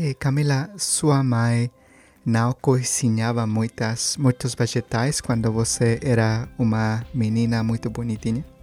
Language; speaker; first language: Portuguese; non-native, learner; Spanish